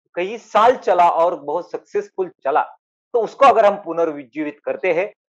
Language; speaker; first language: Hindi; non-native, local second language; Marathi